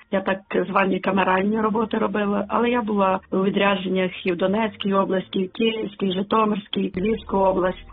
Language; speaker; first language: Ukrainian; non-native, local second language; Russian